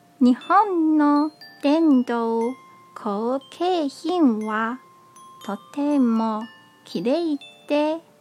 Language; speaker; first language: Japanese; non-native, learner; Chinese